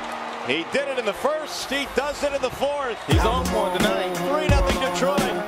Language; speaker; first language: English; native; English